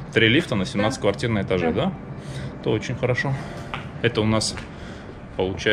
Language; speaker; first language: Russian; native; Russian